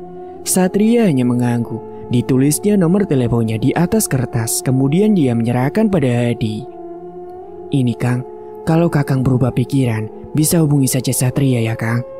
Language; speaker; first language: Indonesian; native; Indonesian